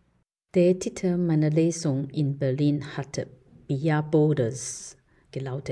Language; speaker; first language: German; non-native, fluent; Chinese